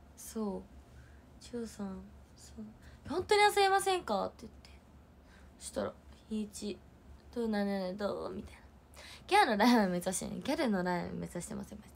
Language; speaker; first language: Japanese; native; Japanese